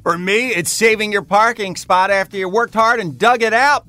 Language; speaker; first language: English; native; English